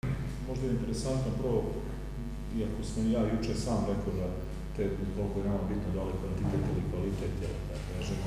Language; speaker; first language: Serbian; native; Serbian